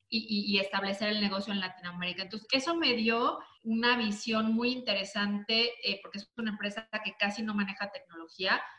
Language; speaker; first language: Spanish; native; Spanish